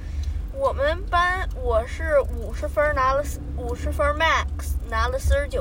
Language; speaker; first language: Chinese; early bilingual, heritage; Chinese